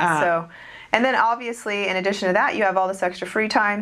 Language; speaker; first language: English; native; English